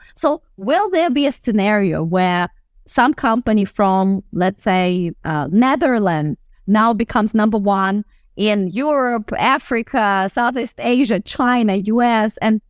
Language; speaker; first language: English; non-native, fluent; Russian